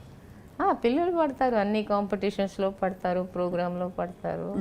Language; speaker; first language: Telugu; non-native, local second language; Tamil